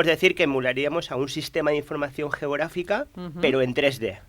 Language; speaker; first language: Spanish; native; Spanish